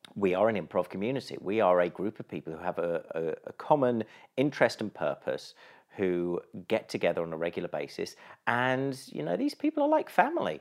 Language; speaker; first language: English; native; English